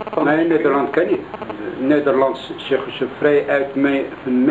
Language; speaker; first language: Dutch; non-native, learner; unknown